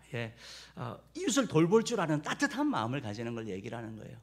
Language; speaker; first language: Korean; native; Korean